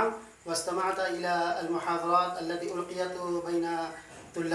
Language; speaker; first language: Arabic; non-native, fluent; Urdu